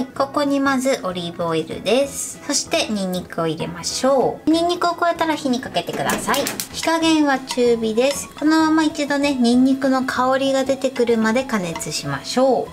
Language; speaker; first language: Japanese; native; Japanese